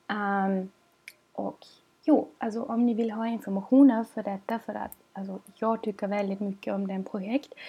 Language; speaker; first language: Swedish; non-native, learner; German